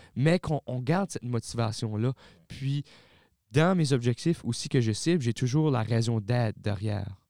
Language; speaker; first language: French; native; French